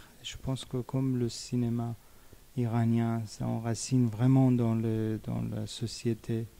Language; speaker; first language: French; non-native, fluent; Persian